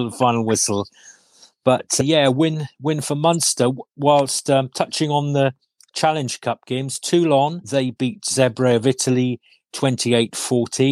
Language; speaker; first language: English; non-native, local second language; Welsh